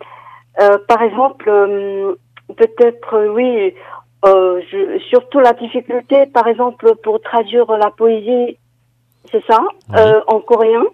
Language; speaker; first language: French; non-native, fluent; Korean